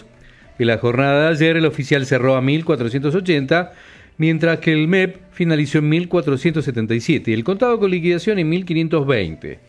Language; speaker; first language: Spanish; native; Spanish